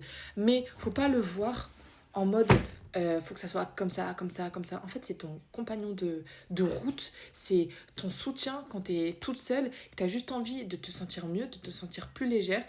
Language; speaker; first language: French; native; French